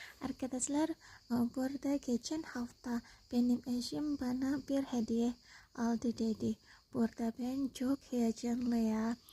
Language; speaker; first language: Turkish; non-native, learner; Indonesian